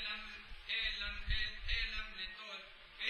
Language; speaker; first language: Arabic; non-native, learner; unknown